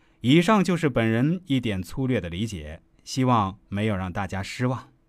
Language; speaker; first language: Chinese; native; Chinese